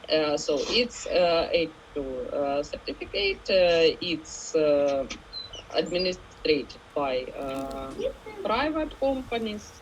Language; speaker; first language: English; non-native, learner; Ukrainian